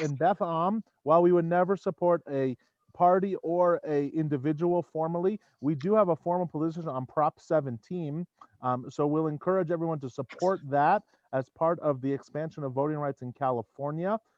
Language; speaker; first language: English; native; English